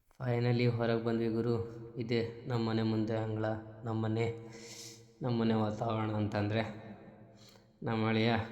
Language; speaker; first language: Kannada; non-native, local second language; Lambadi